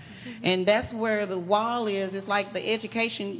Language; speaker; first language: English; native; English